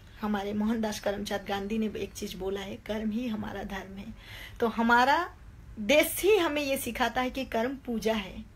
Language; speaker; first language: Hindi; non-native, local second language; Nepali